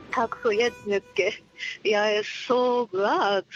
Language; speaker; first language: Swedish; non-native, learner; Japanese